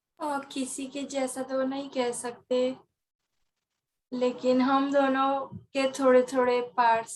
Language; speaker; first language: Hindi; non-native, local second language; Gujarati